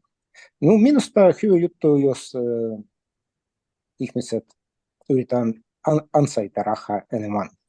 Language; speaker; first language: Finnish; non-native, learner; Russian